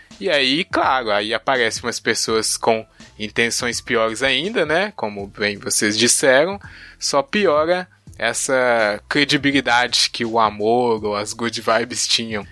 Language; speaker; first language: Portuguese; native; Portuguese